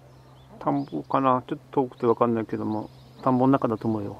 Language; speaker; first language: Japanese; native; Japanese